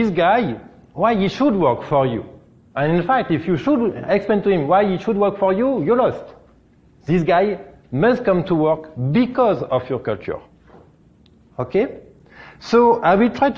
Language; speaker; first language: English; non-native, learner; French